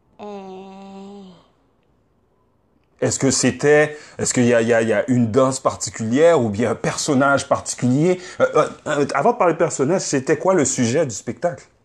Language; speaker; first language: French; native; French